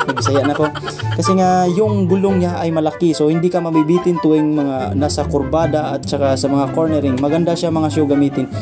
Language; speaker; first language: Filipino; non-native, local second language; Cebuano